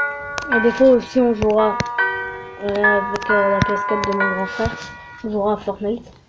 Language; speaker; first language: French; native; French